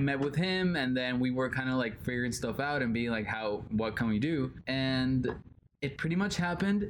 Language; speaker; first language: English; non-native, fluent; Spanish